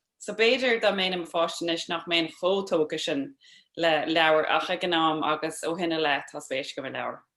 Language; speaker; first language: Irish; non-native, local second language; English